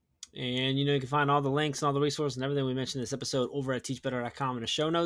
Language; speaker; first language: English; native; English